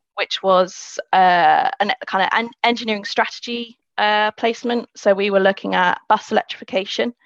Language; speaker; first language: English; native; English